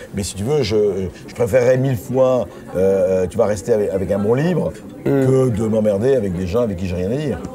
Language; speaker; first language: French; native; French